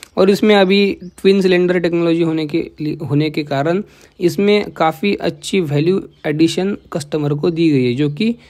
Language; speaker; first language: Hindi; non-native, local second language; Marathi